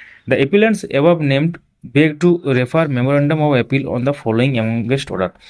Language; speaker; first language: English; non-native, local second language; Bangla